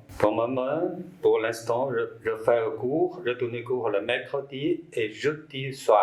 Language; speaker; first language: French; non-native, learner; Chinese